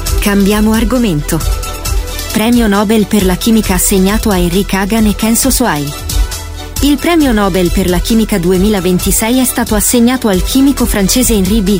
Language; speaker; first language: Italian; native; Italian